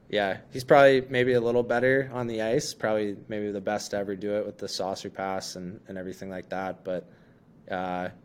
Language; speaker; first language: English; native; English